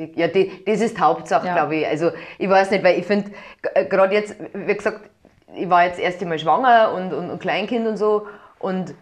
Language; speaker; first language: German; native; German